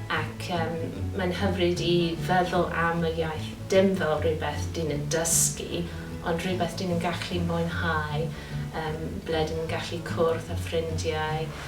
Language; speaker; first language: Welsh; non-native, local second language; English